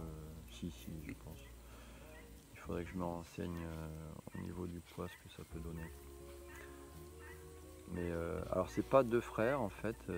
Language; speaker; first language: French; native; French